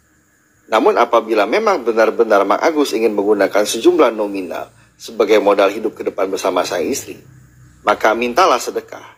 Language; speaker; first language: Indonesian; native; Indonesian